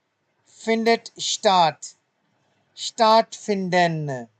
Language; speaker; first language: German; non-native, fluent; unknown